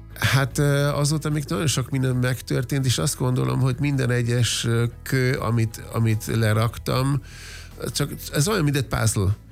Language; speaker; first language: Hungarian; non-native, fluent; German